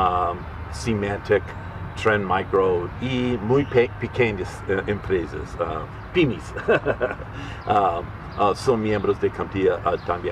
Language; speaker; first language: Spanish; non-native, learner; English